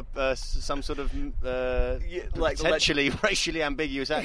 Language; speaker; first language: English; native; English